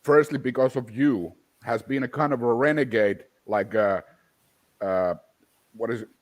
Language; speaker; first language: English; non-native, fluent; Finnish